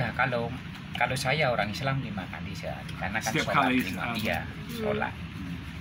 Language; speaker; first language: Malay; non-native, local second language; Javanese